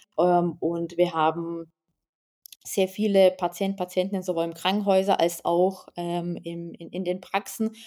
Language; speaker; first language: German; non-native, fluent; Lithuanian